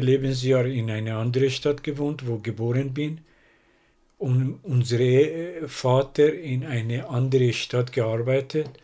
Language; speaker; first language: German; non-native, learner; Persian